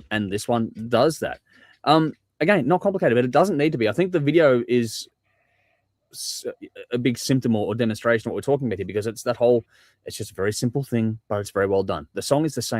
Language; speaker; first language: English; native; English